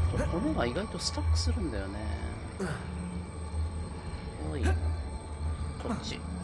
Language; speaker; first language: Japanese; native; Japanese